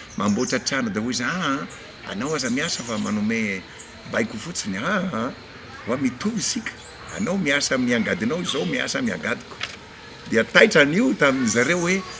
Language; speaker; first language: Malagasy; non-native, learner; Spanish